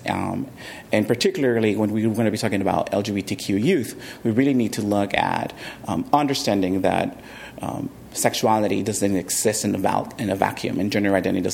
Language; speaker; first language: English; early bilingual, other home language; Spanish